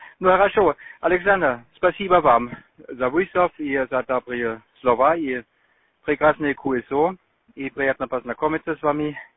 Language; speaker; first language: Russian; non-native, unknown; German